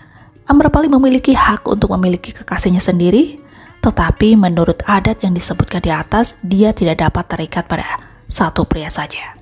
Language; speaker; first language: Indonesian; native; Indonesian